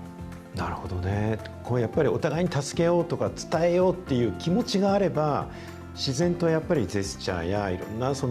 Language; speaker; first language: Japanese; native; Japanese